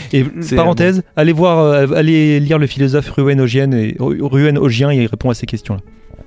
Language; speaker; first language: French; native; French